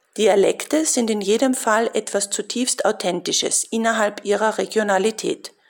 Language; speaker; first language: German; native; German